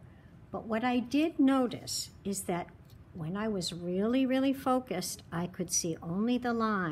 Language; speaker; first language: English; native; English